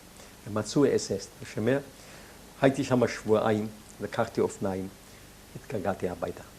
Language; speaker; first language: Hebrew; non-native, fluent; German